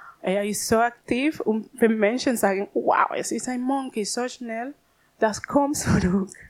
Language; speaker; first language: German; non-native, learner; Spanish